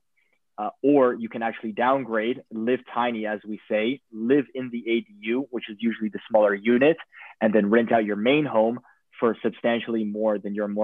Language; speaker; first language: English; native; English